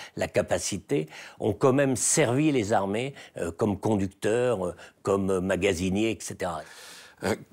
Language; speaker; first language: French; native; French